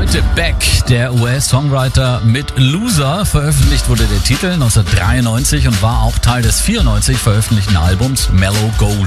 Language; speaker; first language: German; native; German